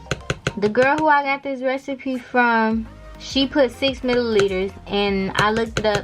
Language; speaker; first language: English; native; English